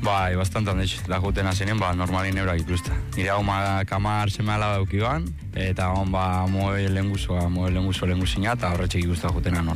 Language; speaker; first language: Basque; early bilingual, other home language; Spanish